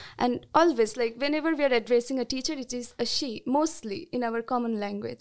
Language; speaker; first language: English; non-native, local second language; Bangla